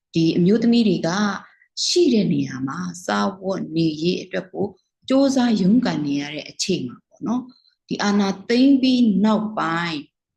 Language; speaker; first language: Burmese; non-native, local second language; Kachin